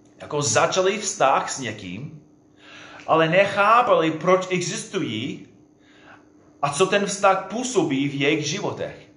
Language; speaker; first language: Czech; non-native, fluent; English